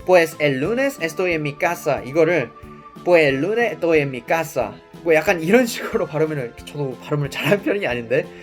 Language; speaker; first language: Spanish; non-native, fluent; Korean